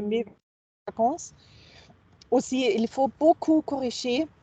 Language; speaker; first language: French; non-native, fluent; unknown